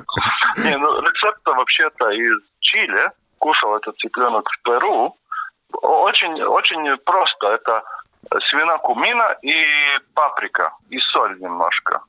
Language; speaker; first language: Russian; non-native, local second language; Latvian